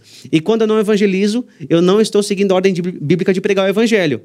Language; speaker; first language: Portuguese; native; Portuguese